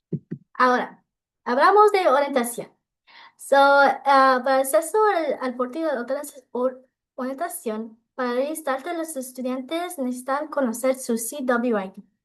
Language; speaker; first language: Spanish; non-native, local second language; English